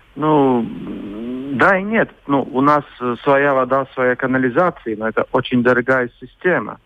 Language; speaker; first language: Russian; non-native, local second language; Latvian